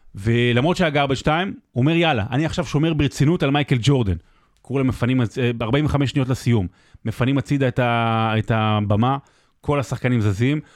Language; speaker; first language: Hebrew; native; Hebrew